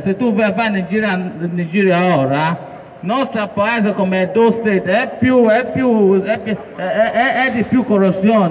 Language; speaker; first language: Italian; non-native, learner; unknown